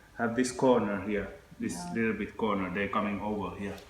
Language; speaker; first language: English; non-native, learner; Finnish